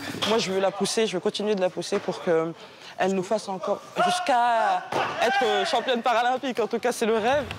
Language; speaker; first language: French; native; French